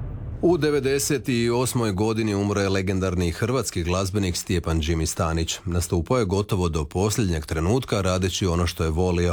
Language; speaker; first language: Serbian; native; Serbian